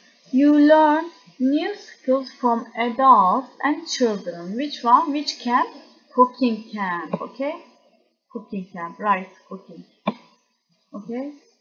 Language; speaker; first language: English; non-native, fluent; Turkish